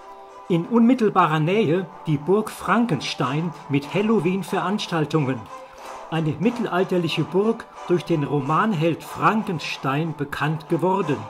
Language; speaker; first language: German; native; German